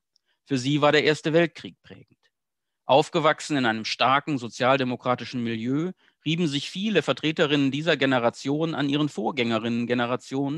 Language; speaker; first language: German; native; German